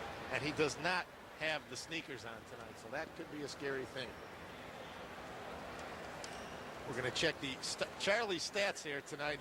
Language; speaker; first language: English; native; English